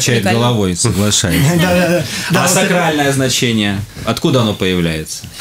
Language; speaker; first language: Russian; native; Russian